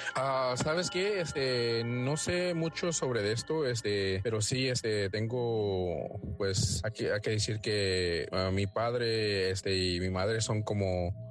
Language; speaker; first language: Spanish; early bilingual, heritage; Spanish